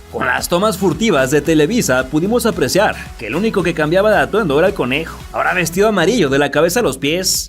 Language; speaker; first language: Spanish; native; Spanish